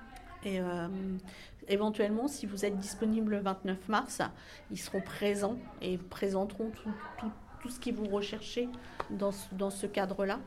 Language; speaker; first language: French; native; French